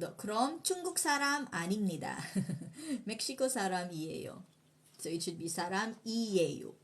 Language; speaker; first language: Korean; non-native, fluent; Filipino